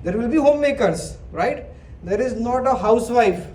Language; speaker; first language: English; non-native, local second language; Gujarati